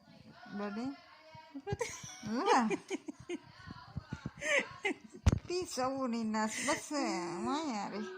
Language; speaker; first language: Arabic; non-native, learner; Oromo